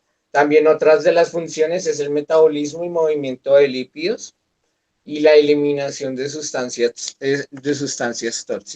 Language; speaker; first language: Spanish; native; Spanish